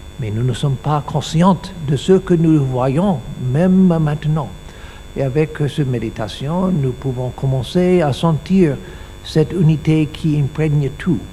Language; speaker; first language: French; non-native, learner; English